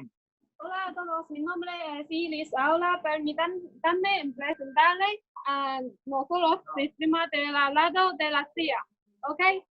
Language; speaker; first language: Spanish; non-native, learner; Chinese